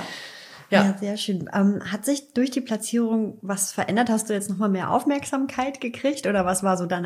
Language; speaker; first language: German; native; German